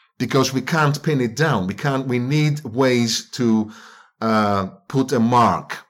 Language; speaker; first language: English; non-native, fluent; Greek